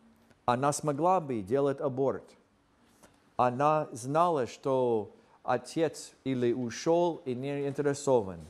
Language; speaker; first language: Russian; non-native, fluent; English